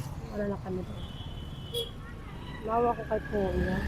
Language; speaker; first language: Filipino; native; Filipino